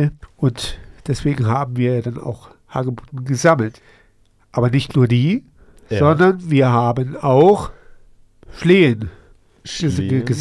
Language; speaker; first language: German; native; German